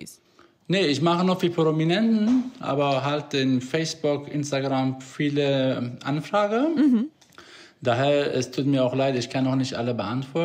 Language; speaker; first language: German; non-native, fluent; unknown